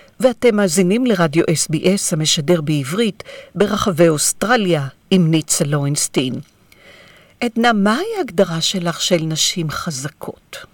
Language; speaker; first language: Hebrew; native; Hebrew